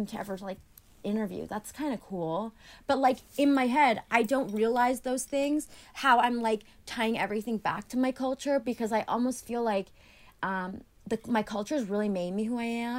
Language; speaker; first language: English; early bilingual, other home language; Greek